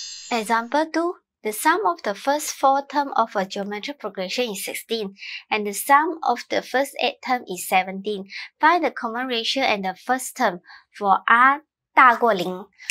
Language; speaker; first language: English; non-native, local second language; Chinese